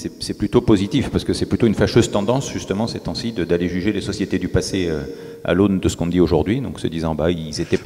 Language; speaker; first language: French; native; French